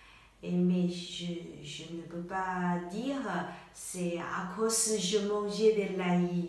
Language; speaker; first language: French; non-native, learner; Chinese